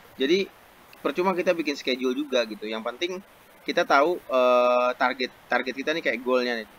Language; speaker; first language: Indonesian; native; Indonesian